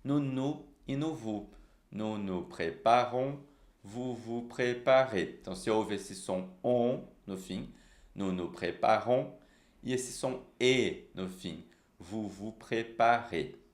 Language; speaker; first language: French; non-native, fluent; Portuguese